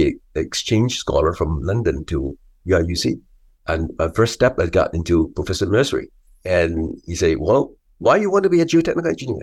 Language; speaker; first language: English; non-native, local second language; Cantonese